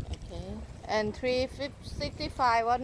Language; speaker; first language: English; non-native, learner; Thai